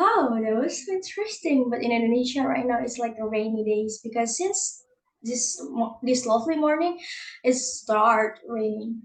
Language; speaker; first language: English; non-native, learner; Indonesian